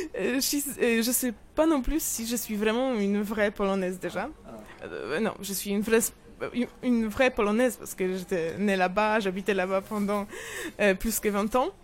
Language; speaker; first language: French; non-native, fluent; Polish